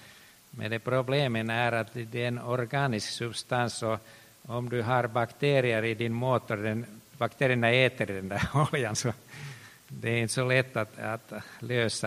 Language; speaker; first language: Swedish; non-native, local second language; Finnish